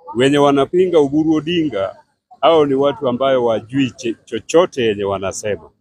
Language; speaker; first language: Swahili; non-native, local second language; Luo (Kenya and Tanzania)